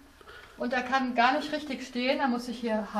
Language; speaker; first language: German; native; German